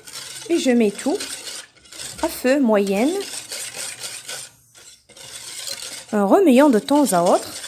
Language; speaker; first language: French; non-native, local second language; Arabic